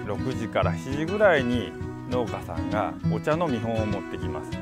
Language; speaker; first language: Japanese; native; Japanese